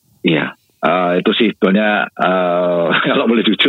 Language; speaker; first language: Indonesian; native; Indonesian